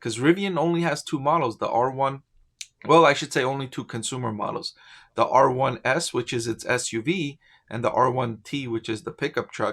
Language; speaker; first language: English; native; English